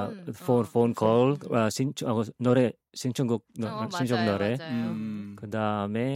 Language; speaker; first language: Korean; non-native, learner; Filipino